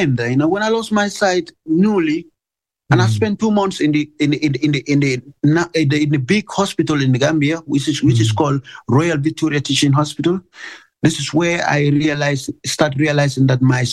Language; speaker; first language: English; non-native, local second language; Mandingo